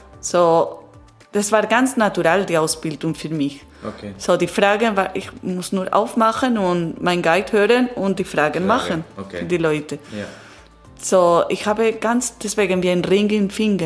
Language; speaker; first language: German; non-native, learner; Italian